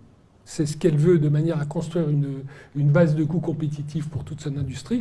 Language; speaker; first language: French; native; French